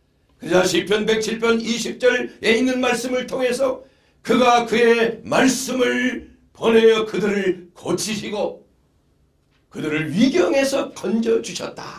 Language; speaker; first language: Korean; native; Korean